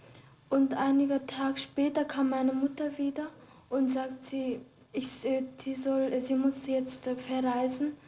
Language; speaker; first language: German; non-native, fluent; Korean